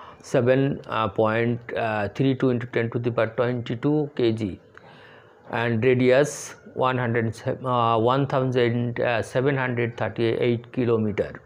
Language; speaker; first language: English; non-native, local second language; Bangla